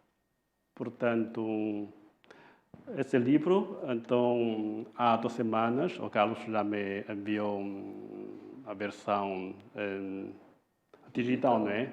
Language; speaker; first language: Portuguese; non-native, fluent; Chinese